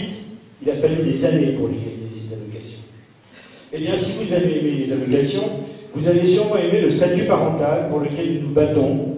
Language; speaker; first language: French; native; French